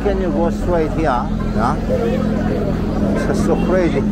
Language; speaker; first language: English; non-native, learner; Korean